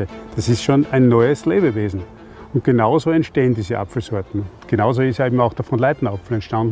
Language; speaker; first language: German; native; German